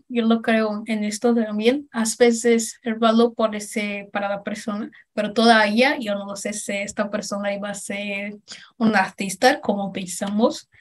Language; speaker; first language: Spanish; non-native, learner; Portuguese